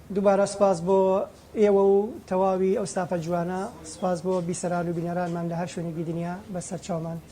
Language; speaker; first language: Central Kurdish; native; Central Kurdish